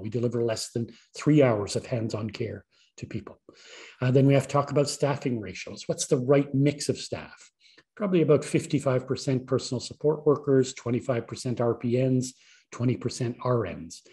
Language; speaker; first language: English; native; English